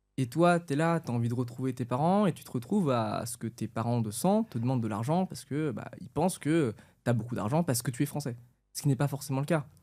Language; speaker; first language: French; native; French